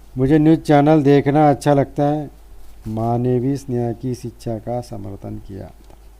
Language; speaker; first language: Hindi; non-native, local second language; Marathi